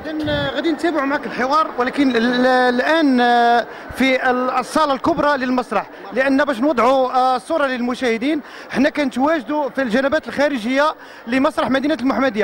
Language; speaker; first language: Arabic; native; Arabic